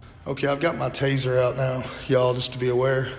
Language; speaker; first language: English; native; English